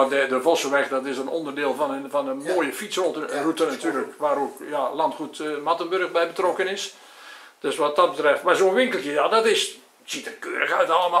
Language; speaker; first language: Dutch; native; Dutch